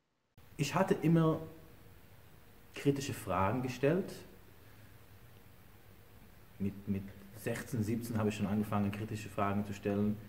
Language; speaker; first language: German; non-native, fluent; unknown